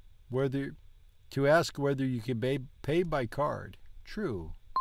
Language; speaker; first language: English; native; English